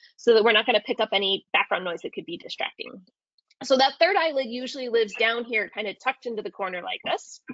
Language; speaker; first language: English; native; English